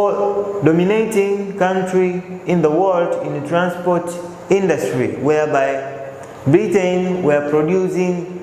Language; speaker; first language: English; non-native, local second language; Swahili